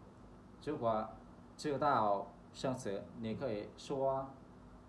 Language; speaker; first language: Chinese; non-native, learner; Thai